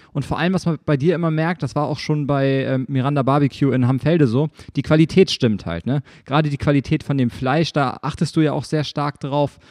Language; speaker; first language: German; native; German